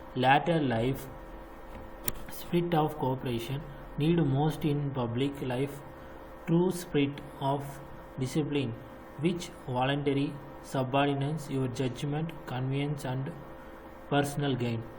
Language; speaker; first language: English; non-native, local second language; Tamil